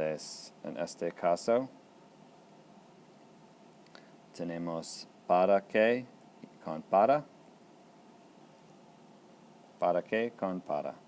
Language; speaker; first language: Spanish; non-native, fluent; English